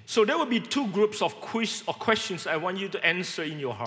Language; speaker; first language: English; non-native, fluent; Indonesian